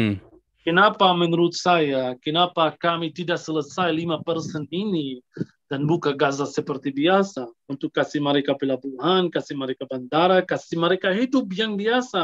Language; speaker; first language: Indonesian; non-native, fluent; Arabic